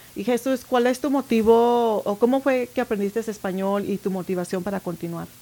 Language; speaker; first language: Spanish; early bilingual, heritage; Spanish